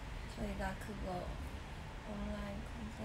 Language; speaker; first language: Korean; non-native, fluent; Chinese